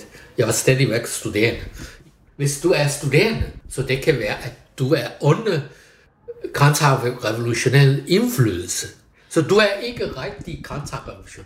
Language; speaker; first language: Danish; non-native, fluent; Chinese